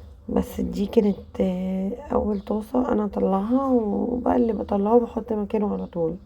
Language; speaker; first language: Arabic; native; Arabic